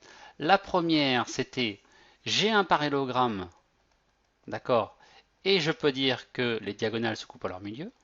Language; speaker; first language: French; native; French